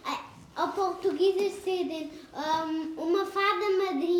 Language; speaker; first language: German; non-native, local second language; Portuguese